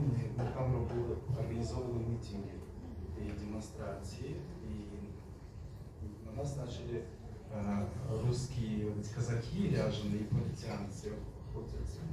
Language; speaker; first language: Ukrainian; non-native, fluent; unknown